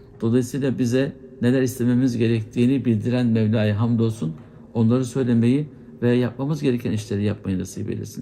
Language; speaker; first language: Turkish; native; Turkish